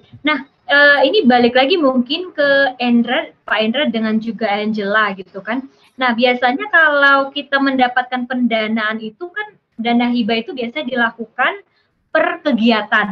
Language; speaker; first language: Indonesian; native; Indonesian